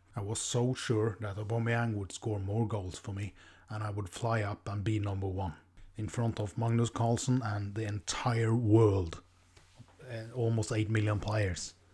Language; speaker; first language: English; non-native, fluent; Norwegian